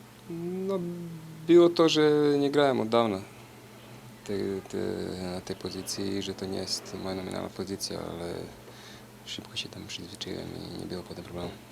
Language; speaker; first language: Polish; non-native, fluent; Serbian